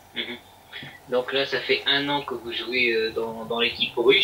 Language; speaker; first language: French; native; French